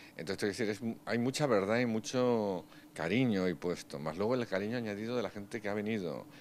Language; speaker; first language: Spanish; native; Spanish